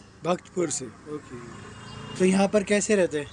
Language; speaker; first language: Hindi; native; Hindi